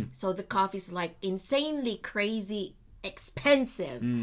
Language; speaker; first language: English; non-native, local second language; Filipino